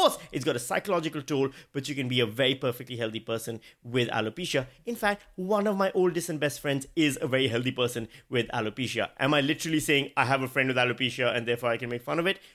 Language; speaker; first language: English; non-native, local second language; Urdu